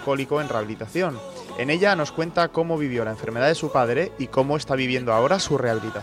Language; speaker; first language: Spanish; native; Spanish